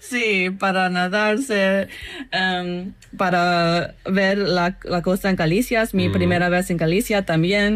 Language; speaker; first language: Spanish; non-native, learner; English